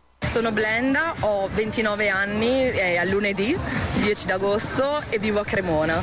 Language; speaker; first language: Italian; non-native, fluent; Portuguese